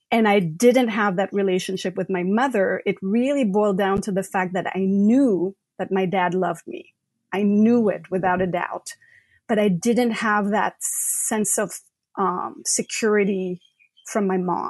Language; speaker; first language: English; non-native, fluent; French